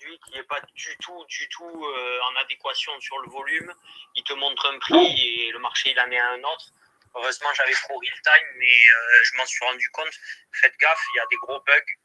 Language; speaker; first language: French; native; French